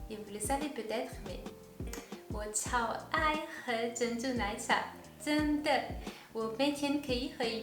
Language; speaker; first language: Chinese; non-native, fluent; French